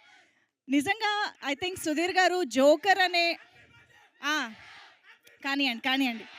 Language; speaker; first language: Telugu; native; Telugu